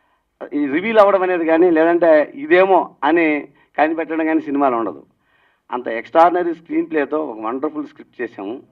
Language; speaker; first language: Telugu; native; Telugu